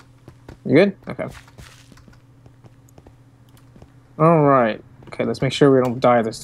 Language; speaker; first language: English; native; English